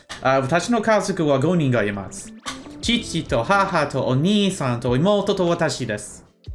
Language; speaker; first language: Japanese; non-native, fluent; English